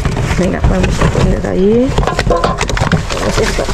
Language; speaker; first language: Spanish; non-native, fluent; Filipino